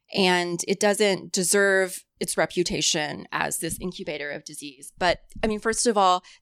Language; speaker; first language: English; early bilingual, other home language; Cantonese